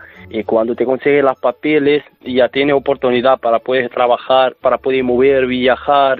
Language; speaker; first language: Spanish; non-native, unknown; Arabic